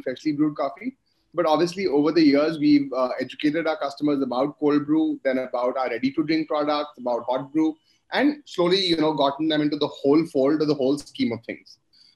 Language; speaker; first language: English; non-native, local second language; Hindi